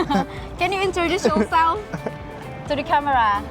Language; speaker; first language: English; non-native, learner; Indonesian